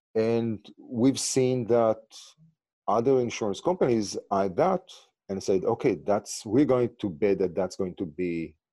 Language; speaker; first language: English; non-native, fluent; Hebrew